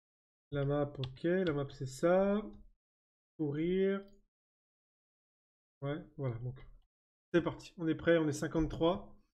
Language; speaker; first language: French; native; French